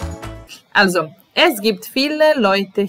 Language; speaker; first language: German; non-native, fluent; Serbian